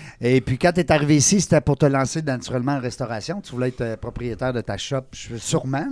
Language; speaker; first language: French; native; French